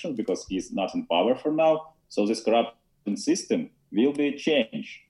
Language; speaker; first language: English; non-native, learner; Ukrainian